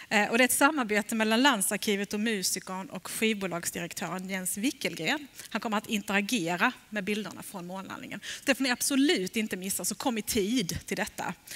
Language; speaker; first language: Swedish; native; Swedish